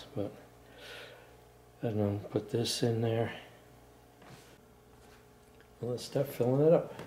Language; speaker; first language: English; native; English